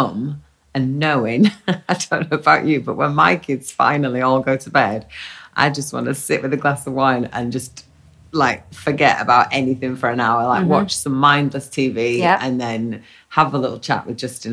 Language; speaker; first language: English; native; English